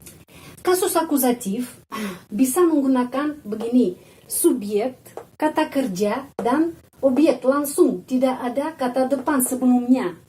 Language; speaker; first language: Indonesian; non-native, fluent; Russian